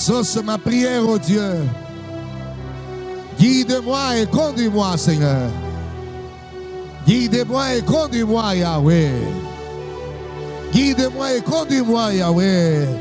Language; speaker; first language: French; non-native, local second language; Lingala